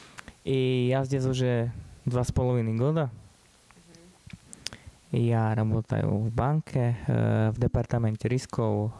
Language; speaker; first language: Russian; non-native, fluent; Slovak